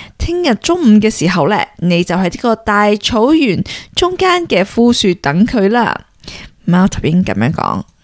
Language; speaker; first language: Cantonese; early bilingual, heritage; Cantonese